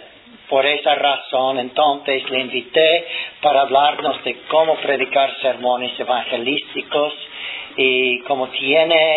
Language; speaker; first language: Spanish; non-native, fluent; English